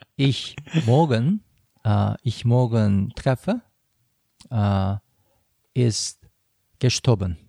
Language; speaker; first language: German; non-native, learner; Korean